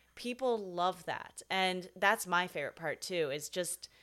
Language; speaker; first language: English; native; English